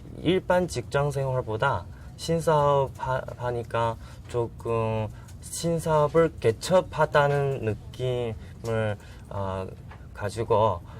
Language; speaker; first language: Korean; non-native, fluent; Chinese